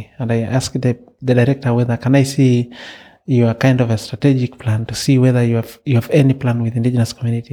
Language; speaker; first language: English; non-native, local second language; Masai